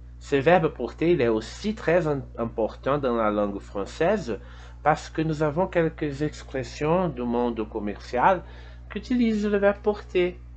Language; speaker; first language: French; non-native, fluent; Portuguese